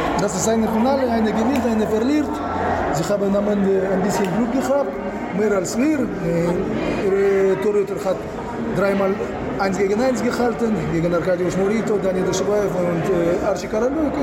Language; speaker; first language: German; non-native, fluent; Polish